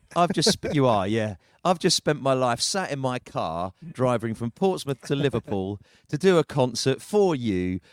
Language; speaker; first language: English; native; English